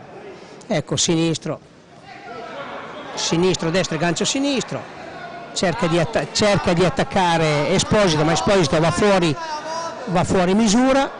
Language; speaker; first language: Italian; native; Italian